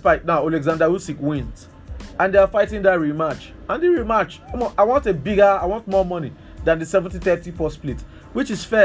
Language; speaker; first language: English; non-native, local second language; Yoruba